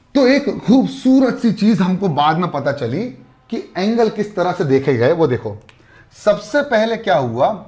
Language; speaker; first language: Hindi; native; Hindi